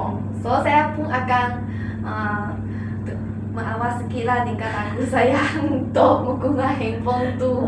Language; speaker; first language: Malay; non-native, local second language; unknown